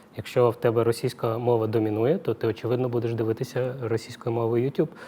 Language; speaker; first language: Ukrainian; non-native, local second language; Russian